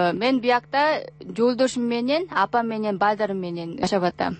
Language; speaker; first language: Kyrgyz; non-native, learner; Korean